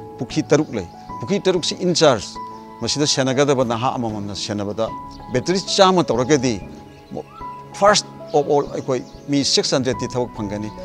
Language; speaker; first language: Manipuri; native; Manipuri